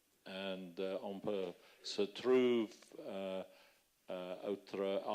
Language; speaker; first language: French; non-native, fluent; English